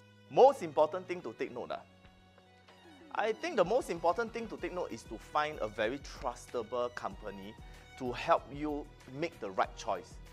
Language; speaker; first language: English; non-native, local second language; Chinese